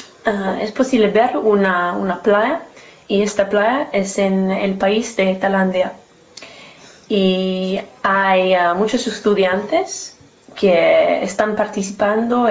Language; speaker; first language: Spanish; non-native, learner; English